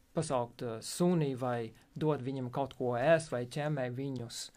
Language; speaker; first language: Latvian; non-native, fluent; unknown